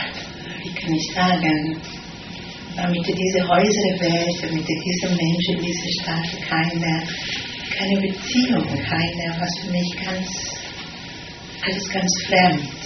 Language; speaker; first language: German; non-native, fluent; Italian